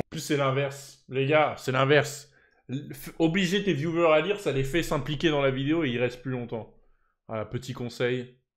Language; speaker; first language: French; native; French